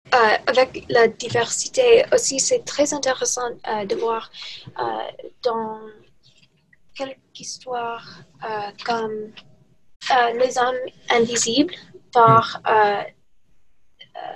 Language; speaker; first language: French; non-native, learner; English